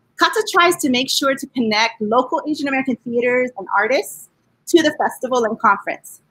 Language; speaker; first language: English; native; English